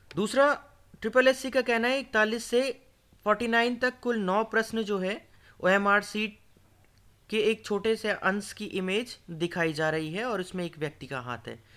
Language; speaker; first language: Hindi; native; Hindi